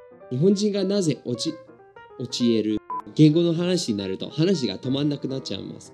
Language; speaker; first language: Japanese; non-native, fluent; English